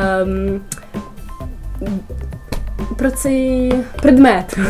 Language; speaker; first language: Ukrainian; early bilingual, heritage; Ukrainian